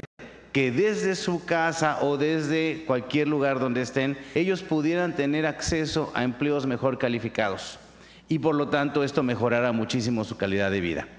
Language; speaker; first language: Spanish; native; Spanish